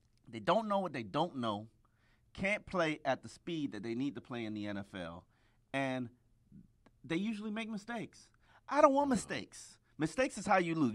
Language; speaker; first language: English; native; English